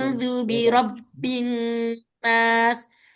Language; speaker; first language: Arabic; non-native, fluent; Indonesian